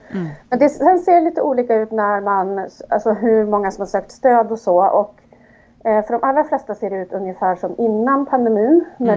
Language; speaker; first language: Swedish; native; Swedish